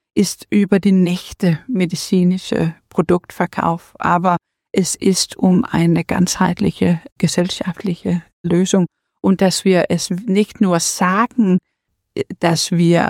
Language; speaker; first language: German; non-native, learner; Danish